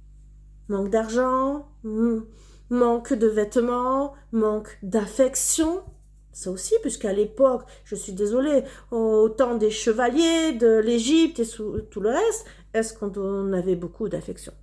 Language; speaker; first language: French; native; French